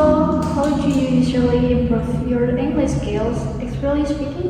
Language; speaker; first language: English; non-native, learner; Indonesian